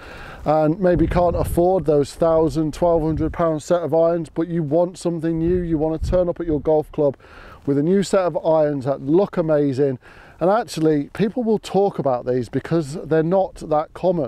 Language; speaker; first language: English; native; English